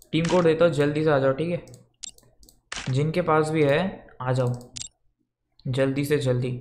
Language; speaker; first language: Hindi; non-native, local second language; Bangla